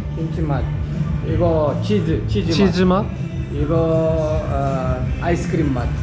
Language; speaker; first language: Korean; early bilingual, heritage; Korean